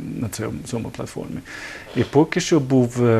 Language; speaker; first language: Ukrainian; non-native, learner; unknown